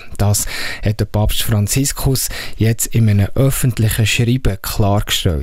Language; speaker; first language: German; native; German